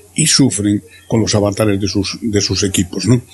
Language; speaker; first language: Spanish; native; Spanish